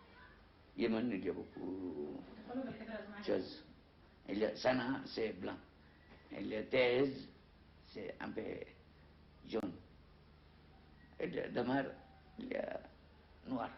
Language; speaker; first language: French; non-native, learner; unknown